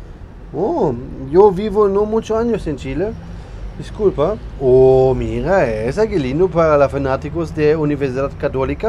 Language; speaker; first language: Spanish; non-native, learner; English